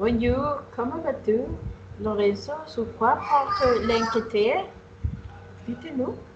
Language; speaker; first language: French; non-native, learner; Spanish